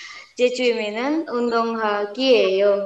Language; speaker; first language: Korean; non-native, learner; Indonesian